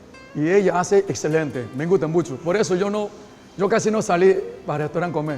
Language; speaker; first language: Spanish; non-native, learner; Chinese